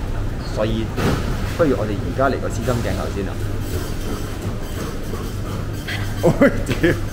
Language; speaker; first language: Cantonese; native; Cantonese